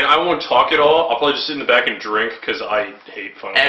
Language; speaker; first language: English; native; English